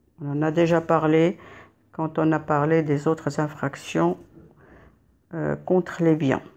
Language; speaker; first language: French; non-native, local second language; Arabic